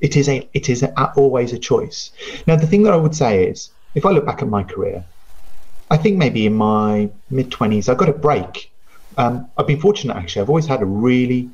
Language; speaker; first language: English; non-native, local second language; Punjabi